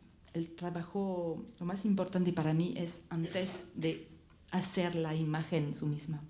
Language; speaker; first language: Spanish; non-native, learner; French